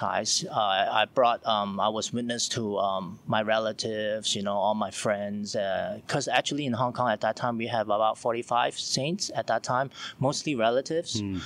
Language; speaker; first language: English; non-native, local second language; Cantonese